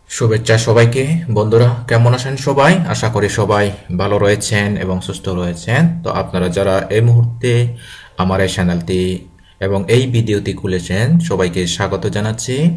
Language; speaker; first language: Bangla; non-native, local second language; Chakma